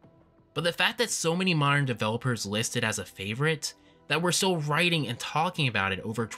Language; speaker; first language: English; native; English